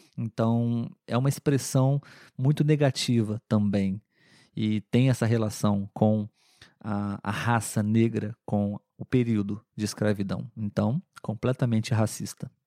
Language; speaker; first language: Portuguese; native; Portuguese